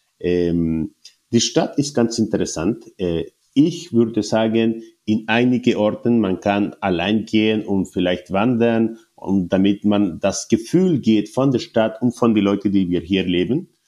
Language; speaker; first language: German; non-native, learner; Spanish